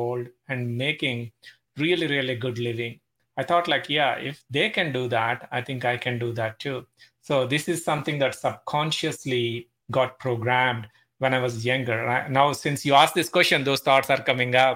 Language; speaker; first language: English; non-native, local second language; Telugu